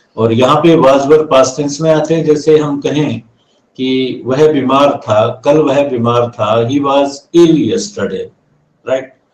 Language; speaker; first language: Hindi; native; Hindi